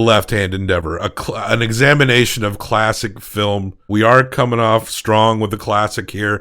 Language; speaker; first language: English; native; English